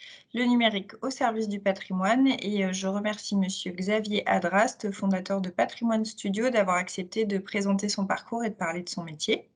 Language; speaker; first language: French; native; French